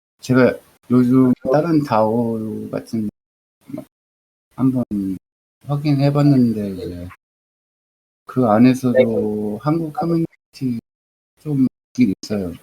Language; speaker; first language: Korean; early bilingual, heritage; Korean